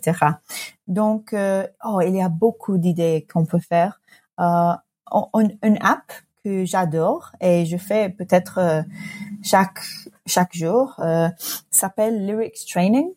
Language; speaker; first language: French; non-native, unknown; English